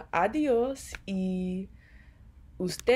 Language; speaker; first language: Spanish; non-native, learner; English